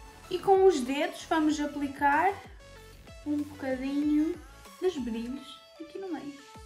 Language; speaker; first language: Portuguese; non-native, fluent; Serbian